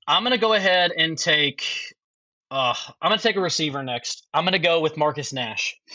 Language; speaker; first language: English; native; English